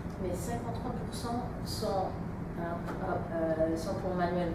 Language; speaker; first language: French; non-native, fluent; English